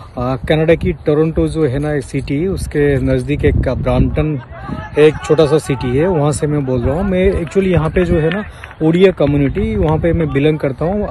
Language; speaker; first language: Hindi; non-native, local second language; Odia